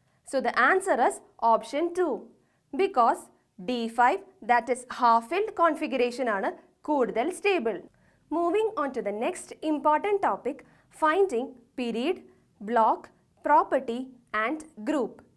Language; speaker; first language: English; non-native, local second language; Malayalam